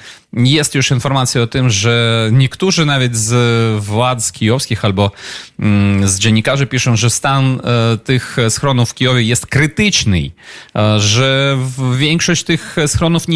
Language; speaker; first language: Polish; non-native, fluent; Ukrainian